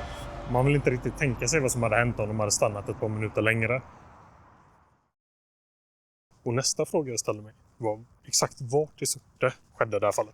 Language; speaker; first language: Swedish; native; Swedish